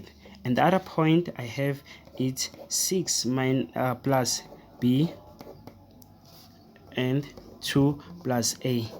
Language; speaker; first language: English; non-native, fluent; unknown